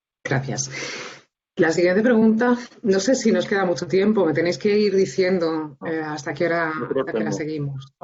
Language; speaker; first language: Spanish; native; Spanish